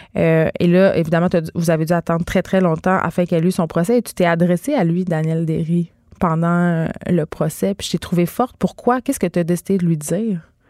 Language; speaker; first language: French; native; French